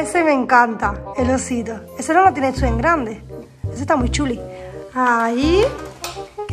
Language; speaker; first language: Spanish; native; Spanish